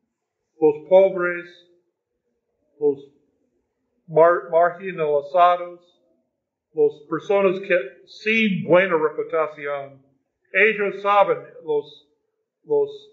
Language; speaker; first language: Spanish; non-native, fluent; English